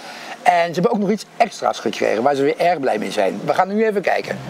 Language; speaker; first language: Dutch; native; Dutch